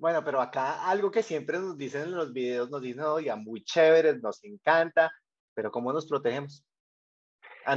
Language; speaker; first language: Spanish; native; Spanish